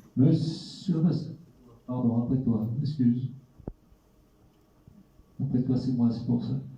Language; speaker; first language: French; native; French